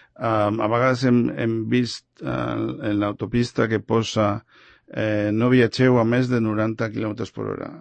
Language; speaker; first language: Catalan; non-native, local second language; Spanish